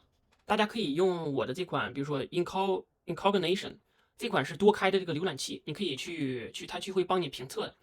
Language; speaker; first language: Chinese; native; Chinese